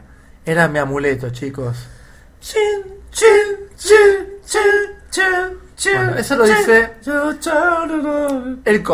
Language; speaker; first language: Spanish; native; Spanish